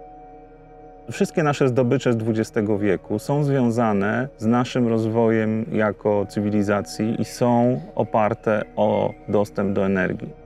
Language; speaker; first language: Polish; native; Polish